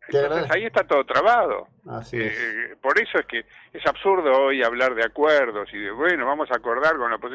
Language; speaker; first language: Spanish; native; Spanish